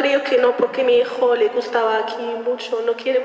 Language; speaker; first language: Spanish; non-native, learner; Arabic